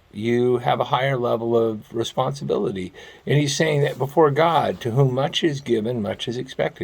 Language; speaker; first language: English; native; English